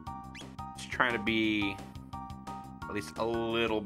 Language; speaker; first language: English; native; English